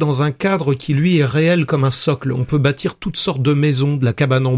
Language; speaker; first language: French; native; French